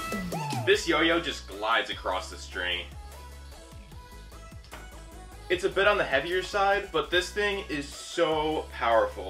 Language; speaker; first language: English; native; English